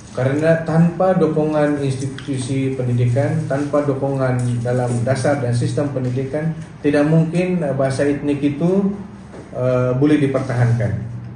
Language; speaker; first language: Malay; non-native, local second language; Central Dusun